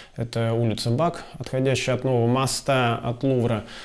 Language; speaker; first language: Russian; native; Russian